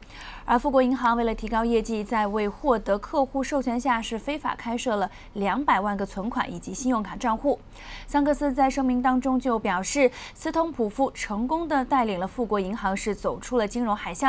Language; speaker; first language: Chinese; non-native, local second language; Cantonese